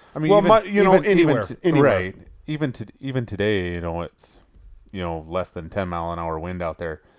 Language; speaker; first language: English; native; English